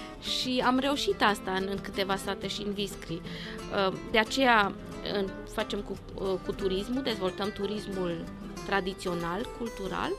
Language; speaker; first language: Romanian; non-native, local second language; German